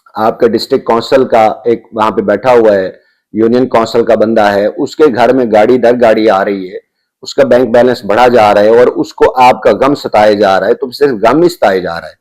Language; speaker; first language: Urdu; non-native, local second language; Punjabi